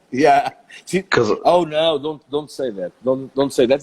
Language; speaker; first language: English; non-native, learner; Portuguese